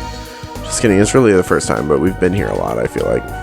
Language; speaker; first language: English; native; English